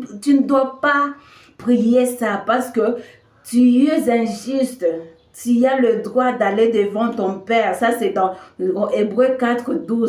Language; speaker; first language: French; non-native, local second language; Swahili